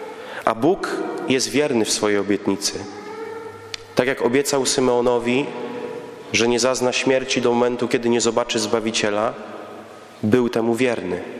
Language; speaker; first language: Polish; native; Polish